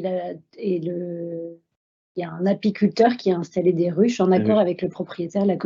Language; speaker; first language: French; native; French